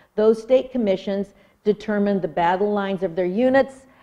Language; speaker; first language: English; native; English